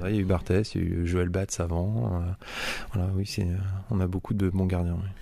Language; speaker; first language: French; native; French